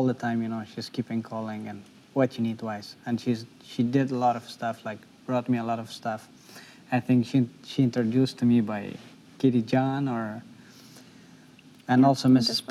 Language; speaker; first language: English; non-native, learner; Persian